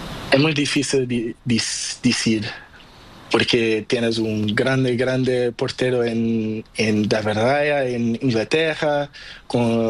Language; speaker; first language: Spanish; non-native, learner; Portuguese